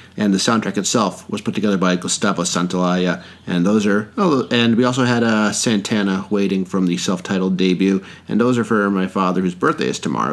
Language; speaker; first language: English; early bilingual, other home language; Spanish